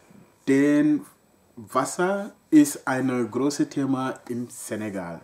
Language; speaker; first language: German; non-native, local second language; French